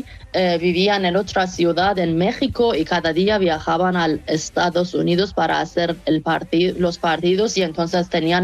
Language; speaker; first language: Spanish; non-native, fluent; Persian